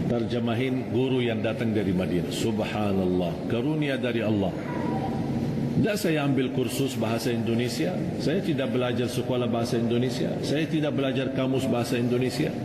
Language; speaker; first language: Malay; non-native, fluent; Arabic